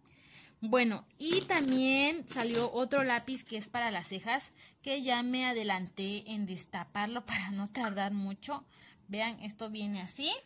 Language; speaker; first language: Spanish; native; Spanish